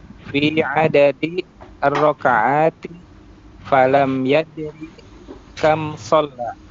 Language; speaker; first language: Arabic; non-native, learner; Indonesian